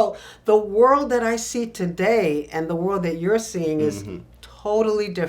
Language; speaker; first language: English; native; English